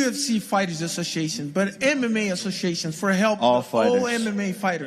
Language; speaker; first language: English; non-native, learner; Portuguese